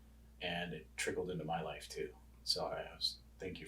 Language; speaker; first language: English; native; English